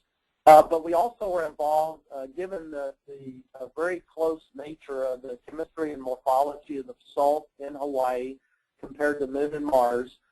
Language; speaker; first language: English; native; English